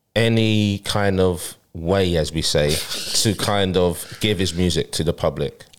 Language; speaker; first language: English; native; English